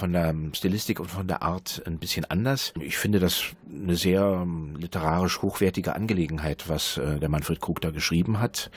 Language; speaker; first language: German; native; German